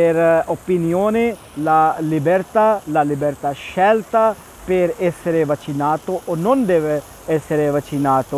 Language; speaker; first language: Italian; non-native, fluent; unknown